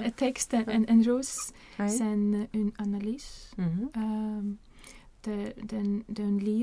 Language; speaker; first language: French; non-native, learner; Swedish